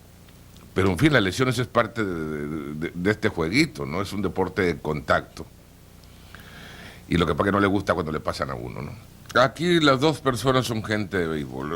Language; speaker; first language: Spanish; native; Spanish